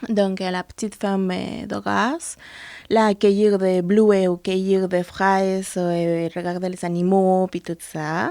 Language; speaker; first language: French; non-native, fluent; Spanish